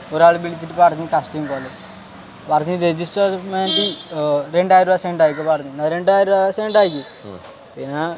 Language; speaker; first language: Malayalam; non-native, local second language; Odia